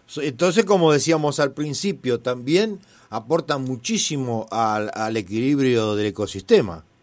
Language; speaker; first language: Spanish; non-native, fluent; Italian